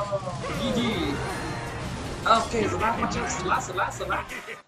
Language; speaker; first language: English; non-native, learner; Vietnamese